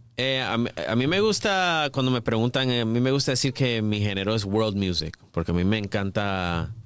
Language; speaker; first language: Spanish; early bilingual, heritage; English